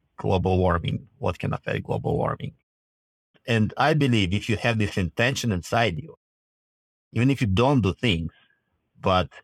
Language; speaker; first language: English; non-native, fluent; Russian